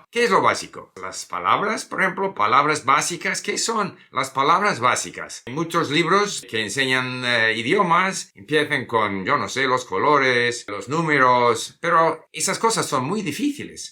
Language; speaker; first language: Spanish; non-native, fluent; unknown